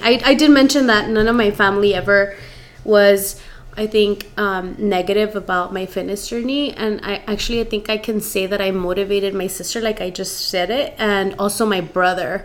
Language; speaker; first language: English; early bilingual, other home language; Spanish